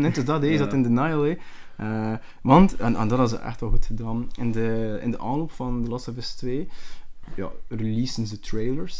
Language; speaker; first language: Dutch; native; Dutch